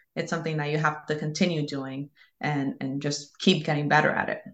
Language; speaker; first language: English; early bilingual, other home language; Spanish